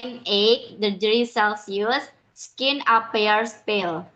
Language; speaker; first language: English; non-native, learner; Indonesian